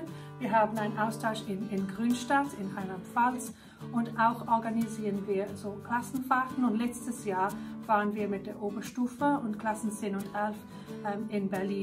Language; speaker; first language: German; non-native, fluent; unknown